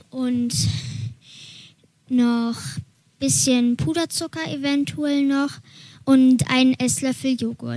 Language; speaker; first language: German; native; German